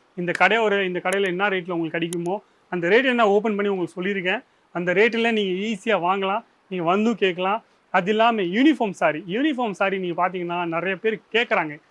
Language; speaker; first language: Tamil; native; Tamil